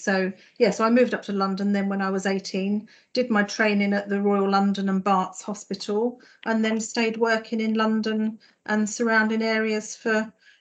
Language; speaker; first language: English; native; English